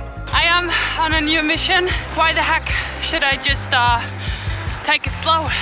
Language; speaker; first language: English; non-native, fluent; German